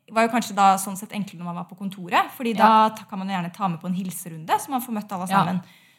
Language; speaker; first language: Norwegian; native; Norwegian